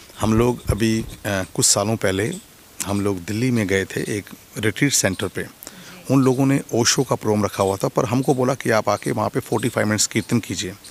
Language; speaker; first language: Hindi; native; Hindi